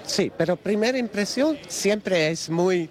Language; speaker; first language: Spanish; non-native, learner; Dutch